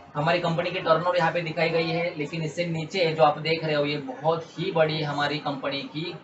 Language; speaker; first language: Hindi; non-native, local second language; Marathi